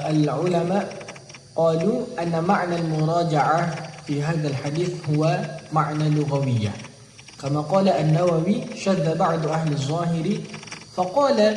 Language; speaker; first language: Arabic; non-native, learner; Indonesian